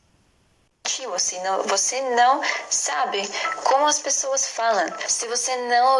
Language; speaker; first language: Portuguese; non-native, learner; Latvian